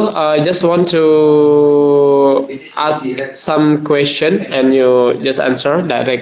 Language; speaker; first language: English; non-native, learner; Indonesian